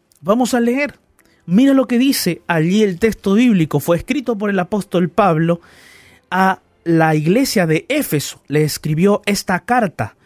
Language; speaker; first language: Spanish; native; Spanish